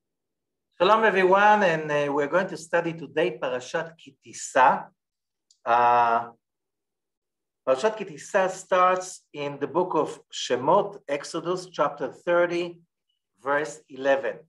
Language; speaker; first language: English; non-native, fluent; Hebrew